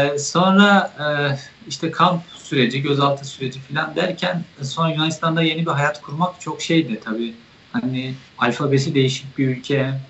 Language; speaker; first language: Turkish; native; Turkish